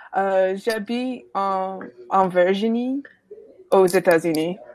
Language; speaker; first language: French; non-native, learner; English